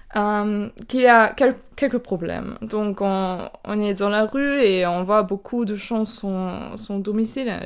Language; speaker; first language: French; non-native, fluent; German